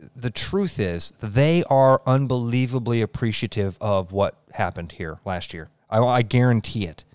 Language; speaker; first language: English; native; English